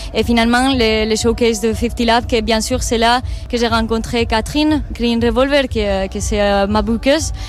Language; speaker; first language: French; non-native, fluent; Spanish